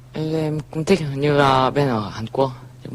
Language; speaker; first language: Vietnamese; early bilingual, other home language; Korean